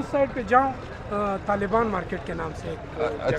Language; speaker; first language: Hindi; non-native, fluent; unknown